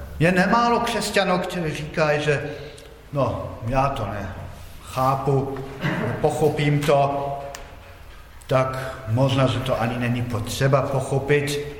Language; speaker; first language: Czech; non-native, fluent; Polish